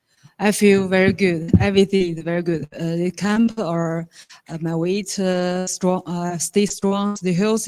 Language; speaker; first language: English; non-native, learner; Chinese